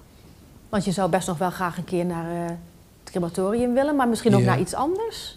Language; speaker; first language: Dutch; native; Dutch